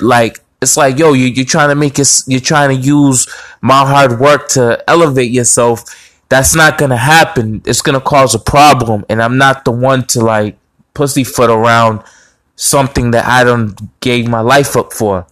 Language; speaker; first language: English; native; English